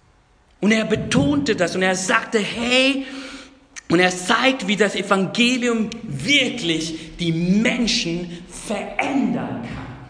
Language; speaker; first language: German; non-native, fluent; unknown